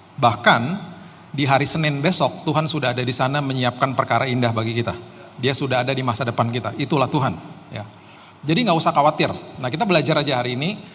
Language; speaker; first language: Indonesian; native; Indonesian